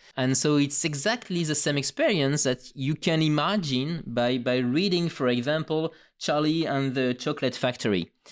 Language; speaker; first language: English; non-native, fluent; French